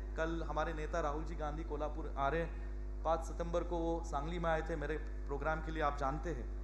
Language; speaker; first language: Hindi; non-native, local second language; Marathi